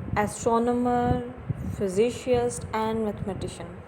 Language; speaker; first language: English; non-native, local second language; Urdu